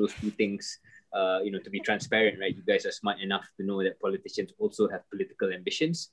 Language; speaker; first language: English; non-native, local second language; Malay